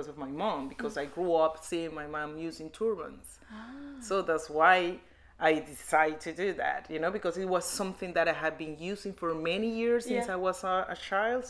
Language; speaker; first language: English; non-native, learner; Spanish